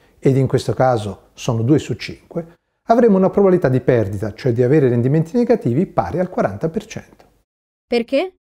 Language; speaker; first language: Italian; native; Italian